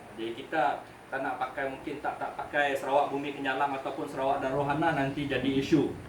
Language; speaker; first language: Malay; native; Malay